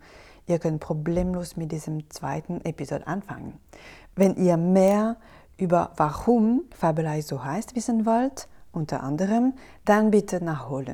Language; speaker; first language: German; non-native, fluent; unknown